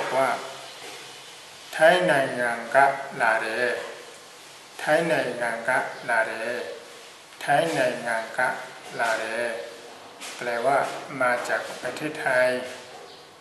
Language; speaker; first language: Thai; native; Thai